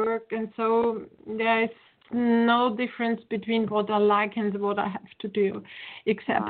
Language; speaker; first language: English; non-native, fluent; German